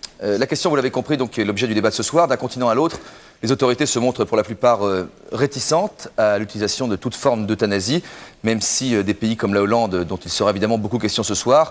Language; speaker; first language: French; native; French